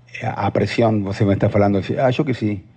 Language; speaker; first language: Portuguese; non-native, learner; Spanish